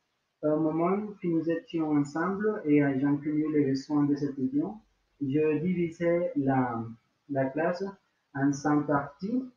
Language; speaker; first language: French; non-native, learner; Spanish